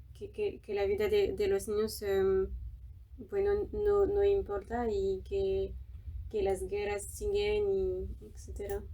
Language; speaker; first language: Spanish; non-native, fluent; French